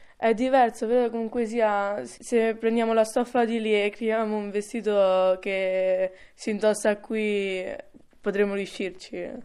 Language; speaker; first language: Italian; early bilingual, other home language; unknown